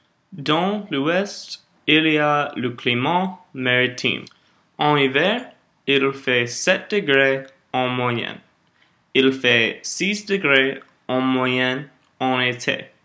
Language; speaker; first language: French; non-native, learner; English